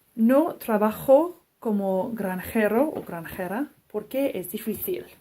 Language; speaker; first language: Spanish; non-native, learner; English